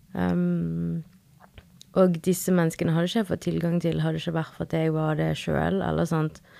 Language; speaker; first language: Norwegian; early bilingual, other home language; Spanish